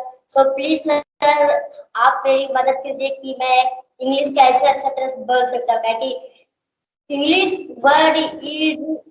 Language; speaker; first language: Hindi; native; Hindi